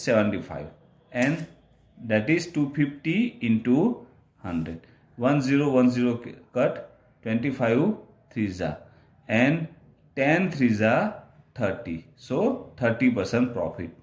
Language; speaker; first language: English; non-native, local second language; Gujarati